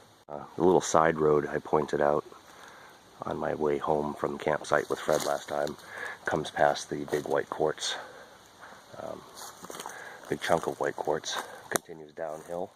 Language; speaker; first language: English; native; English